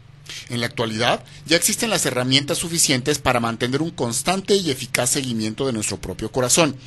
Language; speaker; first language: Spanish; native; Spanish